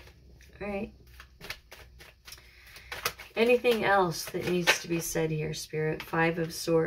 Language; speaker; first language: English; native; English